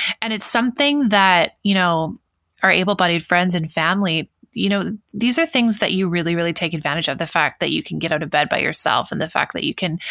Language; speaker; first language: English; native; English